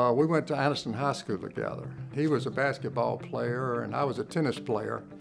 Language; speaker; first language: English; native; English